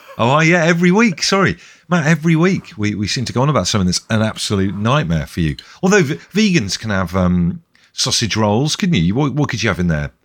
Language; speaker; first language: English; native; English